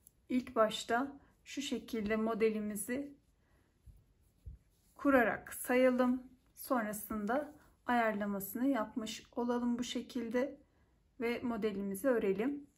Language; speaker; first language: Turkish; native; Turkish